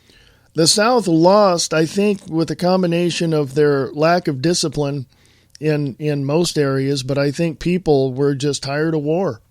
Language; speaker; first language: English; native; English